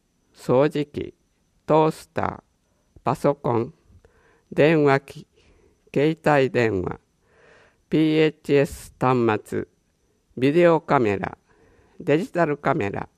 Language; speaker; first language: Japanese; native; Japanese